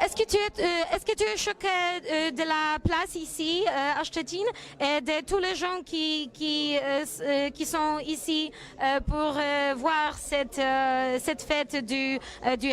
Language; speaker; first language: French; non-native, learner; Polish